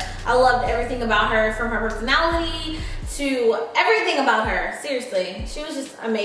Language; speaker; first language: English; native; English